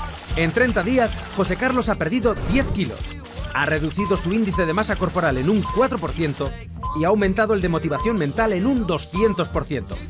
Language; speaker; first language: Spanish; native; Spanish